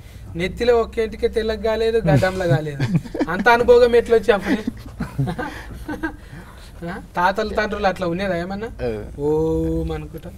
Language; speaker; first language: Telugu; native; Telugu